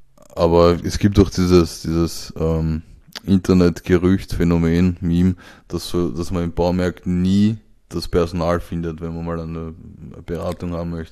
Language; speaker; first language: German; native; German